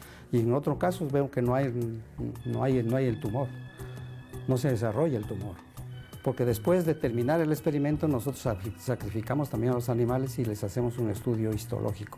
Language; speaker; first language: Spanish; native; Spanish